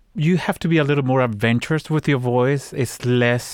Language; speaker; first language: English; non-native, fluent; Spanish